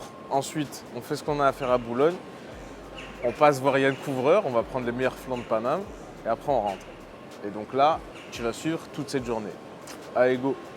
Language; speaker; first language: French; native; French